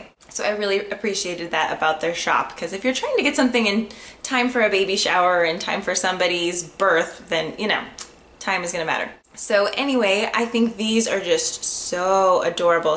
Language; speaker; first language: English; native; English